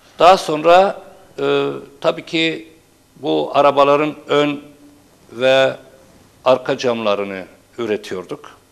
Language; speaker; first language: Turkish; non-native, local second language; Turoyo